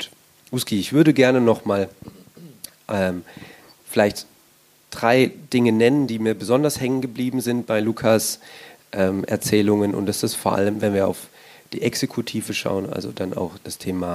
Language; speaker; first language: German; native; German